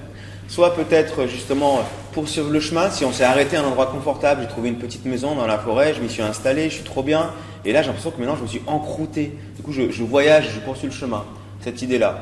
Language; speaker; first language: French; native; French